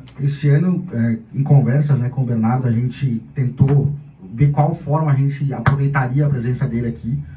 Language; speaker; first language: Portuguese; native; Portuguese